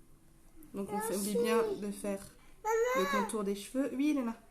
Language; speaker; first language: French; native; French